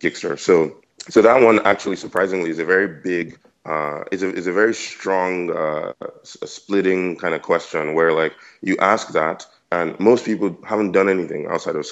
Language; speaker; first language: English; non-native, local second language; Yoruba